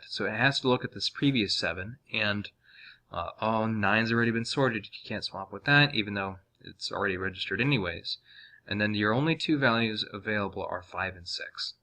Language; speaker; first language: English; native; English